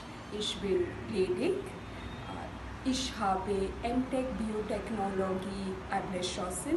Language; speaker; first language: German; non-native, learner; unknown